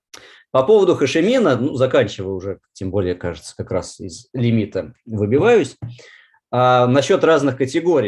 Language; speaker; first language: Russian; native; Russian